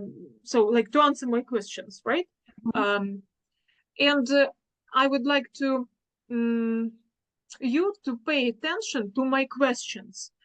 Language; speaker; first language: English; non-native, fluent; Russian